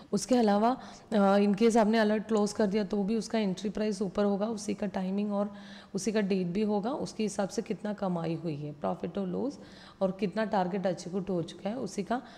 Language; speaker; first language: Hindi; non-native, local second language; Malayalam